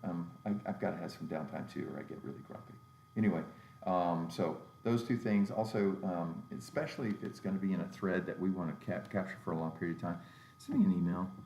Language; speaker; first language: English; native; English